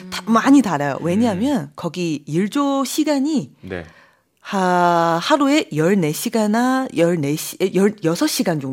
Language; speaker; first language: Korean; non-native, fluent; Chinese